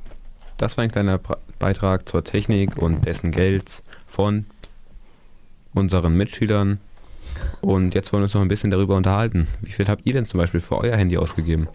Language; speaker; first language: German; native; German